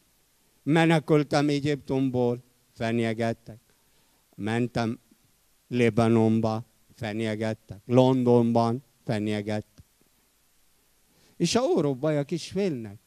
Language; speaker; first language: Hungarian; non-native, fluent; Arabic